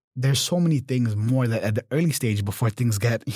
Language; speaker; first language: English; early bilingual, other home language; German